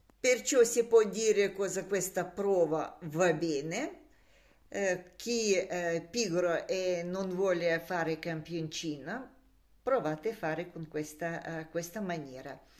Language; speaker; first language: Italian; non-native, learner; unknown